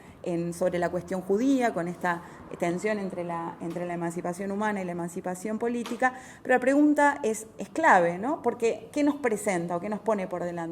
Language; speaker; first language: Spanish; native; Spanish